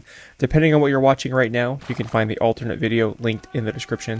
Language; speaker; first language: English; native; English